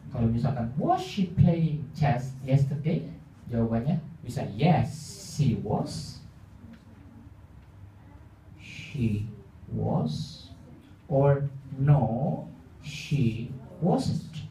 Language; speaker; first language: English; non-native, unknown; Indonesian